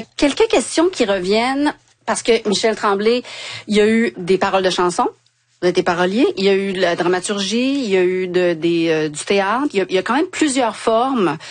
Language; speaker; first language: French; native; French